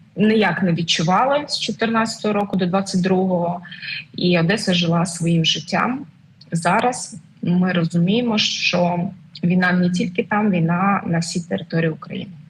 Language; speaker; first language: Ukrainian; non-native, local second language; Russian